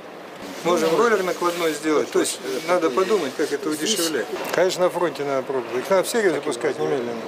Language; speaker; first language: Russian; native; Russian